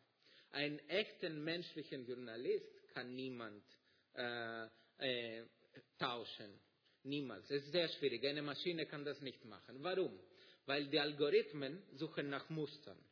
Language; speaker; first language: German; non-native, fluent; Greek